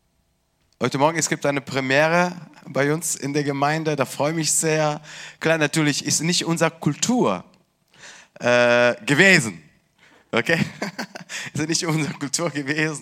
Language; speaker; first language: German; non-native, learner; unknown